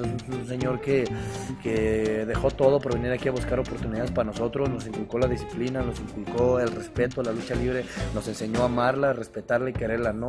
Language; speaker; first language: Spanish; native; Spanish